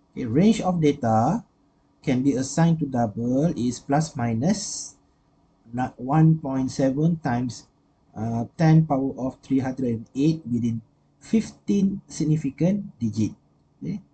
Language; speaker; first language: English; non-native, local second language; Malay